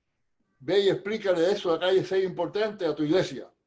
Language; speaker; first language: Spanish; native; Spanish